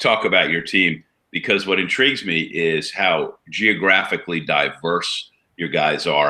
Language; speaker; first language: English; native; English